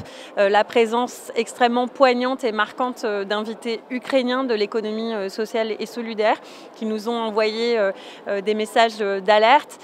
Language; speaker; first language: French; native; French